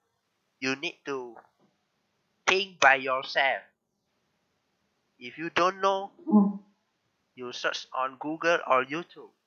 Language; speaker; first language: English; non-native, learner; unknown